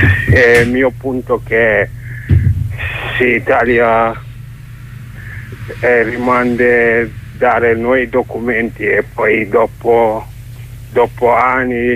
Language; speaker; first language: Italian; non-native, learner; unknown